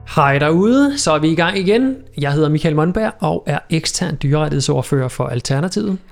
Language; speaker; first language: Danish; native; Danish